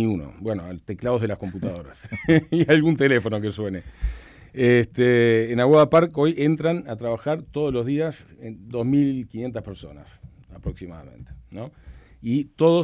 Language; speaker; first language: Spanish; native; Spanish